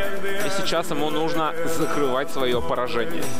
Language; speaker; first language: Russian; native; Russian